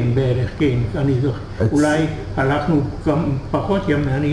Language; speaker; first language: Hebrew; non-native, fluent; Hungarian